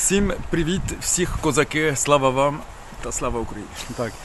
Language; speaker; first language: Ukrainian; non-native, learner; French